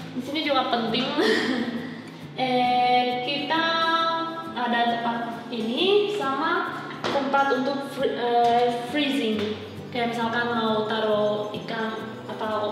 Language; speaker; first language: Indonesian; non-native, fluent; Spanish